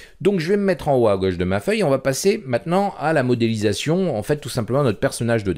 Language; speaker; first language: French; native; French